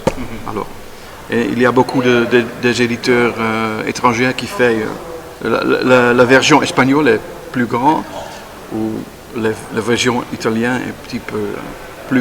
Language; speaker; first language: French; non-native, learner; Dutch